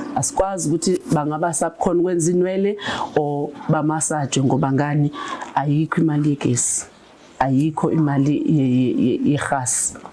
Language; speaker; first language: Zulu; native; Zulu